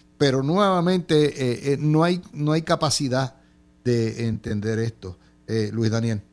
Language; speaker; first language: Spanish; native; Spanish